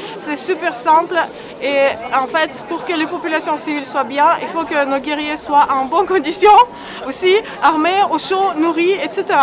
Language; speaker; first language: French; non-native, fluent; Ukrainian